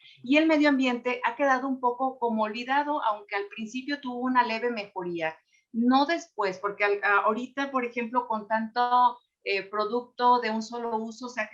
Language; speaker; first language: Spanish; native; Spanish